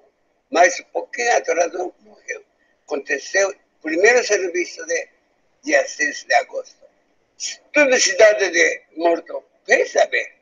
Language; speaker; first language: Portuguese; non-native, learner; Japanese